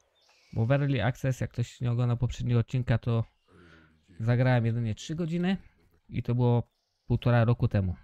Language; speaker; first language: Polish; native; Polish